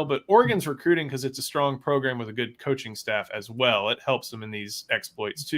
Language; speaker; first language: English; native; English